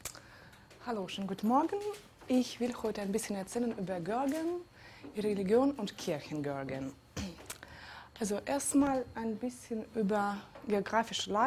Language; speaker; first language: German; non-native, fluent; Georgian